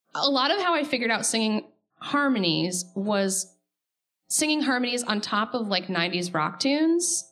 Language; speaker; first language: English; native; English